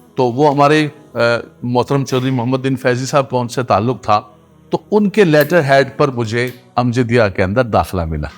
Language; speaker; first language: Urdu; non-native, local second language; Gujari